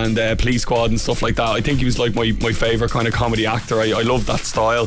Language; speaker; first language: English; native; English